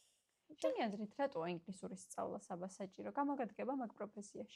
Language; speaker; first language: Georgian; native; Georgian